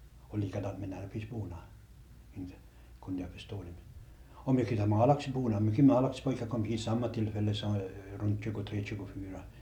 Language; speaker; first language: Swedish; native; Swedish